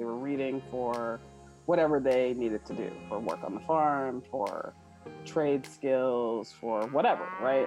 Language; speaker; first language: English; native; English